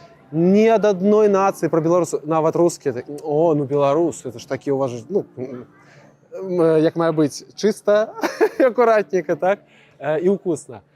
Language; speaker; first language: Belarusian; non-native, local second language; Russian